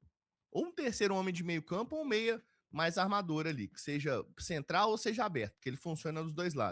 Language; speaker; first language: Portuguese; native; Portuguese